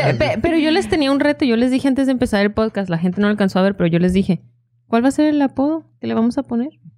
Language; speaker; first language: Spanish; native; Spanish